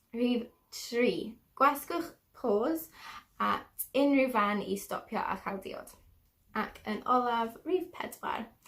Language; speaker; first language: Welsh; non-native, local second language; English